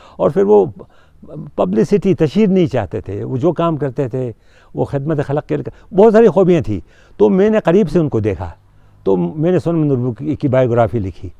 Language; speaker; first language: Urdu; non-native, local second language; Ladakhi